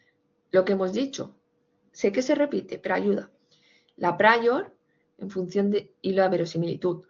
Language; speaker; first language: Spanish; native; Spanish